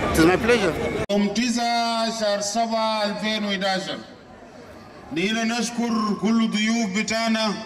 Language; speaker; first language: English; non-native, fluent; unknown